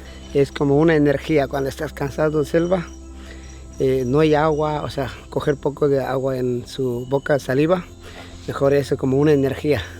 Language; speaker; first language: Spanish; non-native, local second language; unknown